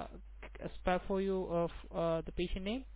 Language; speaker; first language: English; non-native, local second language; Gujarati